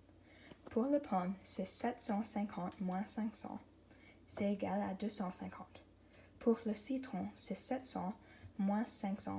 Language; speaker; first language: French; non-native, local second language; English